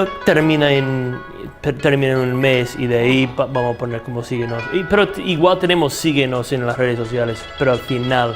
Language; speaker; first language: Spanish; non-native, fluent; English